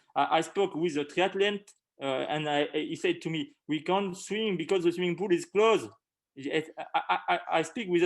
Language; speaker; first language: English; non-native, learner; French